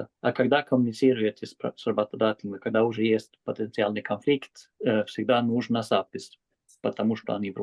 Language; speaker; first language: Russian; non-native, fluent; Swedish